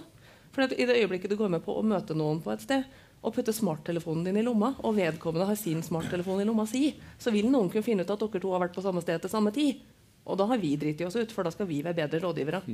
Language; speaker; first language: Norwegian; native; Norwegian